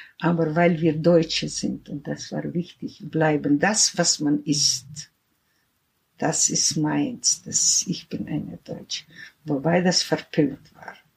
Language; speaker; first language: German; early bilingual, heritage; German